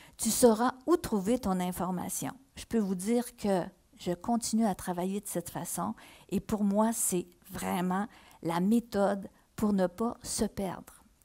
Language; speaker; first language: French; native; French